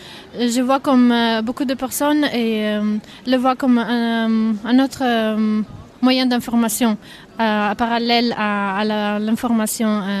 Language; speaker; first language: French; non-native, fluent; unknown